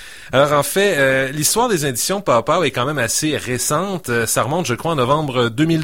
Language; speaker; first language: French; native; French